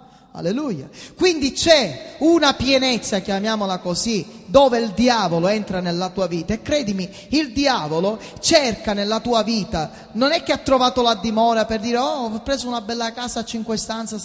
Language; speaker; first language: Italian; native; Italian